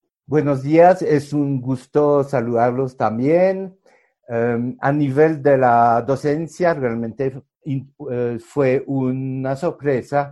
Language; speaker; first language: Spanish; non-native, fluent; French